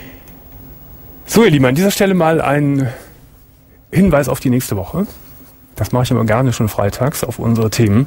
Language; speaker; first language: German; native; German